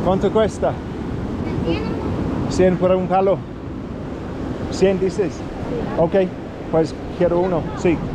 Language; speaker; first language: Spanish; non-native, learner; English